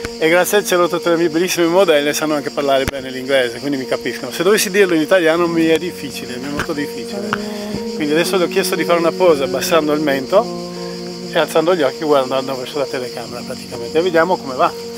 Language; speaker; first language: Italian; non-native, fluent; English